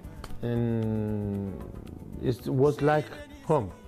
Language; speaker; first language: English; non-native, learner; Bambara